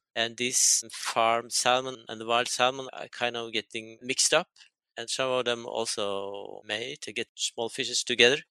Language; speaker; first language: English; non-native, fluent; Norwegian